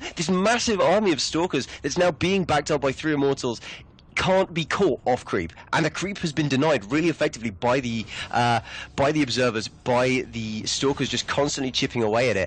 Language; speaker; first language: English; native; English